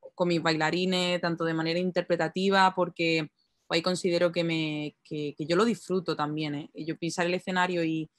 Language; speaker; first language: Spanish; native; Spanish